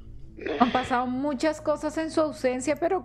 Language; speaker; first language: Spanish; native; Spanish